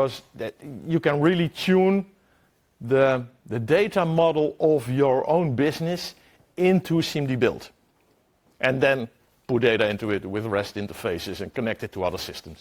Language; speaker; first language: English; non-native, fluent; Dutch